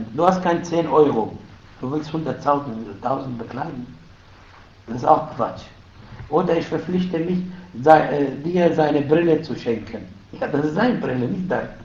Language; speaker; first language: German; non-native, fluent; Arabic